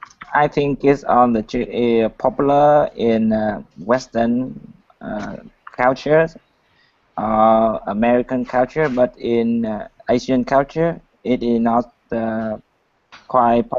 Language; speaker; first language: English; non-native, learner; Vietnamese